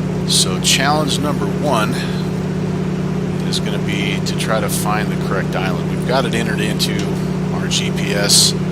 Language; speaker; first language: English; native; English